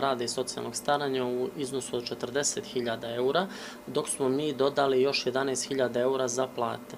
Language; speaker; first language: Serbian; native; Serbian